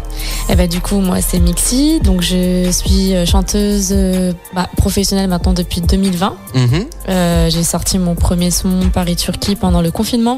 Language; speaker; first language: French; native; French